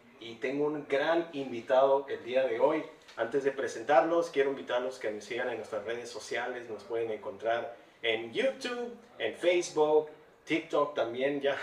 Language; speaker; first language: Spanish; early bilingual, heritage; Spanish